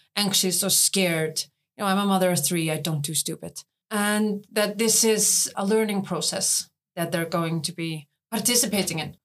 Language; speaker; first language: English; non-native, fluent; Icelandic